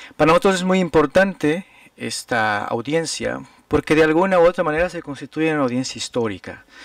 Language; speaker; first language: Spanish; native; Spanish